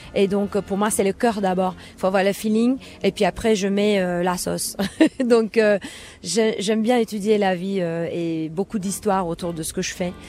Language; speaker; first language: French; non-native, fluent; English